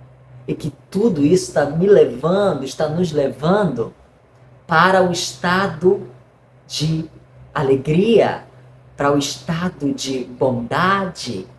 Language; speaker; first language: Portuguese; native; Portuguese